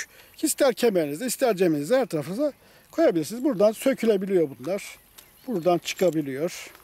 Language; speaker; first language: Turkish; native; Turkish